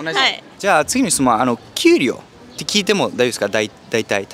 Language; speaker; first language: Japanese; non-native, fluent; Spanish